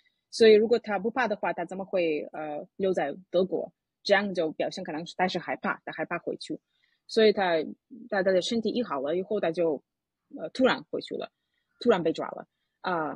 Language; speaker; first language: Chinese; non-native, fluent; Russian